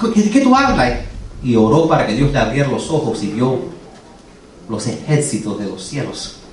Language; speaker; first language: Spanish; early bilingual, heritage; Spanish